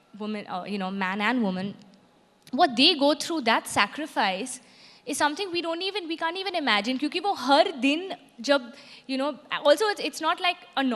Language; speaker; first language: English; non-native, local second language; Hindi